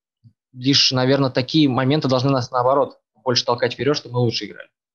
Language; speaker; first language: Russian; native; Russian